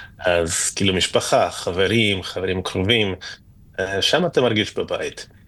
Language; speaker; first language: Hebrew; non-native, fluent; Spanish